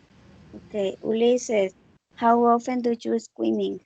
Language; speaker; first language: English; non-native, learner; Spanish